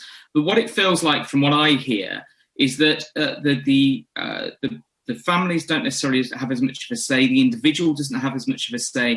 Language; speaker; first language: English; native; English